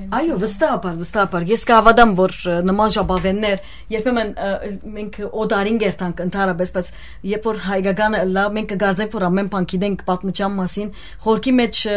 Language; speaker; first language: Armenian; early bilingual, heritage; Armenian